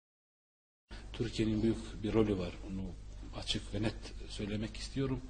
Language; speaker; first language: Turkish; non-native, fluent; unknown